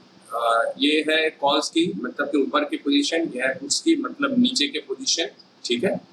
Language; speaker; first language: Hindi; native; Hindi